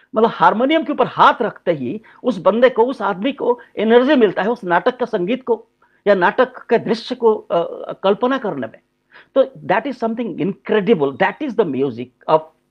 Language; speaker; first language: Hindi; non-native, local second language; Odia